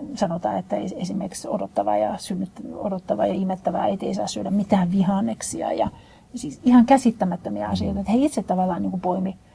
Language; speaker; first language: Finnish; native; Finnish